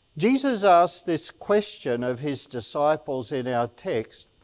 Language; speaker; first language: English; native; English